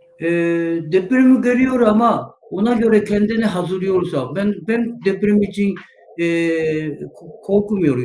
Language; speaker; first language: Turkish; non-native, learner; Japanese